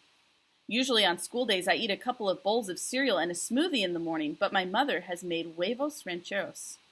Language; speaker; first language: English; native; English